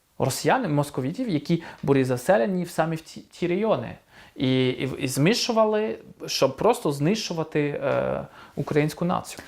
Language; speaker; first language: Ukrainian; non-native, fluent; French